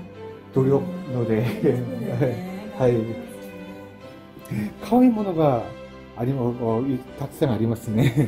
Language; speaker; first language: Japanese; non-native, learner; Korean